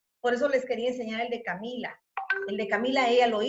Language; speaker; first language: Spanish; native; Spanish